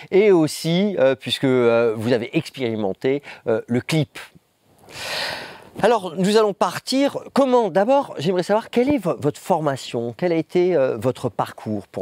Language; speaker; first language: French; native; French